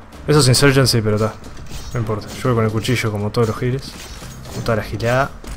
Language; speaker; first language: Spanish; native; Spanish